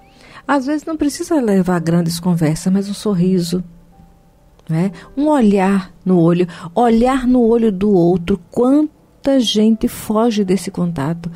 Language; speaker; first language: Portuguese; native; Portuguese